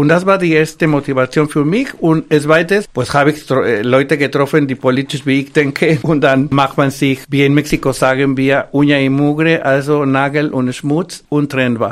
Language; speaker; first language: German; non-native, fluent; Spanish